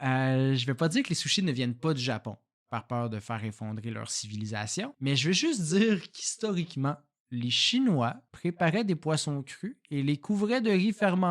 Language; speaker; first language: French; native; French